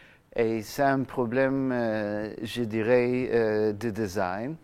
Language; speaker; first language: French; non-native, fluent; English